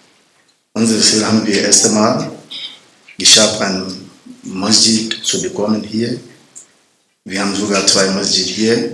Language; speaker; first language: German; non-native, learner; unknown